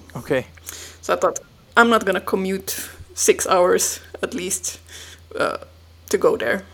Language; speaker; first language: English; non-native, fluent; Finnish